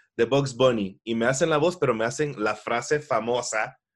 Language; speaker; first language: Spanish; early bilingual, heritage; Spanish